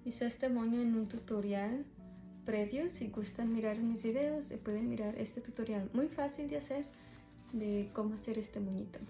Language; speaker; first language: Spanish; early bilingual, heritage; Spanish